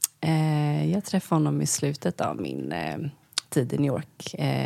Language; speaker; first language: Swedish; native; Swedish